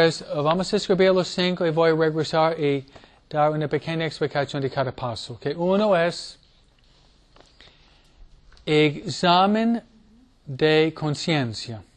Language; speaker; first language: Spanish; non-native, fluent; English